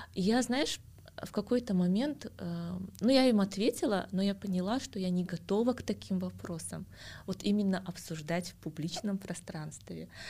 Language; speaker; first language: Russian; non-native, local second language; Kazakh